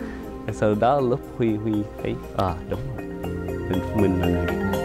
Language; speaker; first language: Vietnamese; early bilingual, other home language; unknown